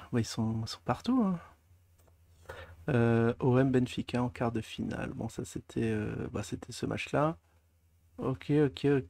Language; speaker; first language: French; native; French